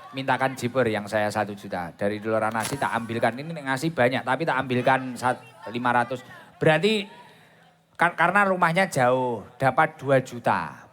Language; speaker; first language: Indonesian; non-native, local second language; Javanese